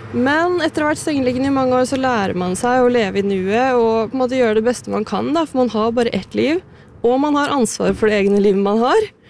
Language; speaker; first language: Norwegian; native; Norwegian